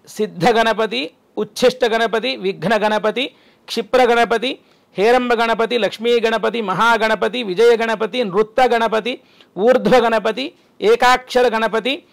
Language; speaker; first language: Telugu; native; Telugu